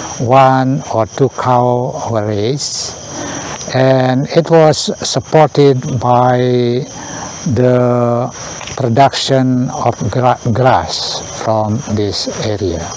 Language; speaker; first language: English; non-native, learner; Indonesian